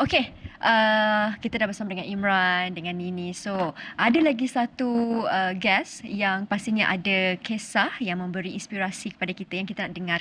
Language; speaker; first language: Malay; native; Malay